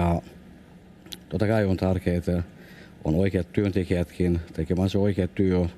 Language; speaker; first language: Finnish; non-native, fluent; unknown